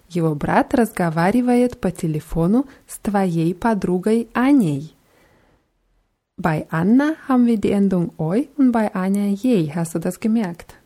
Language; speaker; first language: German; non-native, fluent; Russian